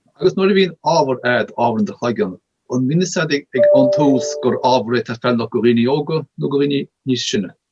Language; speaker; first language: Irish; native; Irish